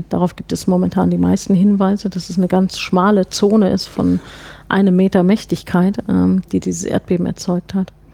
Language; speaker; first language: German; native; German